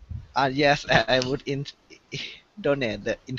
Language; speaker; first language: English; non-native, learner; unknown